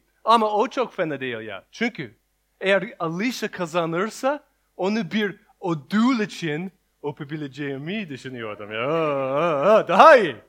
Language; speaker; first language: Turkish; non-native, learner; English